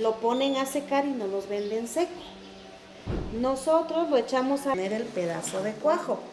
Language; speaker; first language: Spanish; native; Spanish